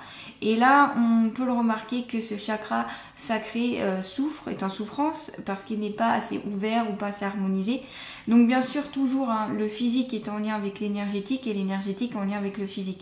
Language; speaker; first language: French; native; French